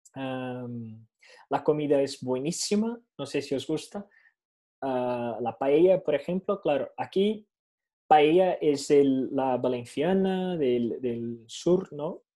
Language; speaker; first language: Spanish; non-native, fluent; Portuguese